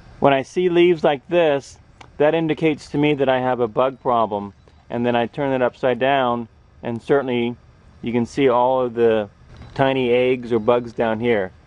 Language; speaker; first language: English; native; English